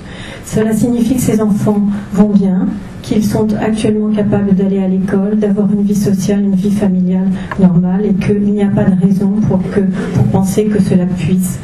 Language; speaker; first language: French; native; French